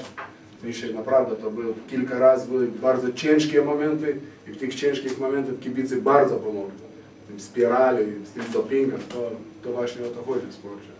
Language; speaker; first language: Polish; non-native, fluent; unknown